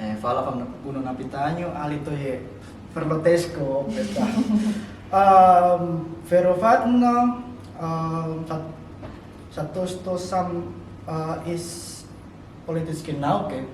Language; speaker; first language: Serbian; non-native, learner; Indonesian